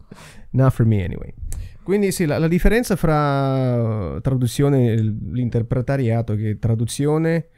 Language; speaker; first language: Italian; non-native, fluent; Russian